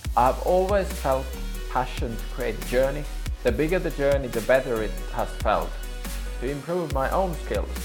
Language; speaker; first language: English; non-native, fluent; Finnish